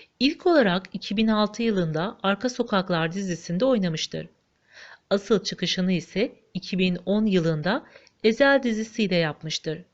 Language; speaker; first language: Turkish; native; Turkish